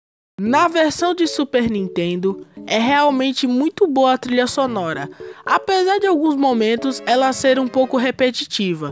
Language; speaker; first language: Portuguese; native; Portuguese